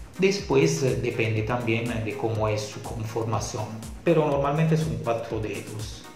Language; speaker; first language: Spanish; non-native, fluent; Italian